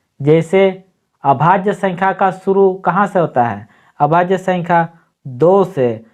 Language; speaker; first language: Hindi; native; Hindi